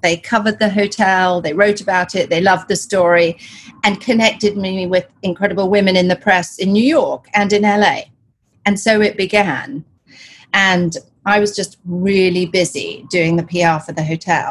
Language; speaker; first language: English; native; English